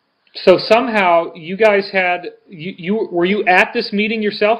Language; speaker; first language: English; native; English